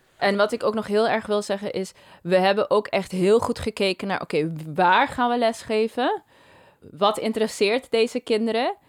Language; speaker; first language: Dutch; non-native, local second language; Papiamento